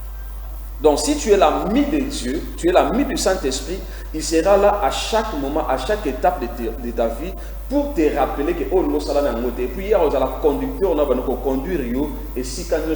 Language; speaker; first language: French; non-native, local second language; Lingala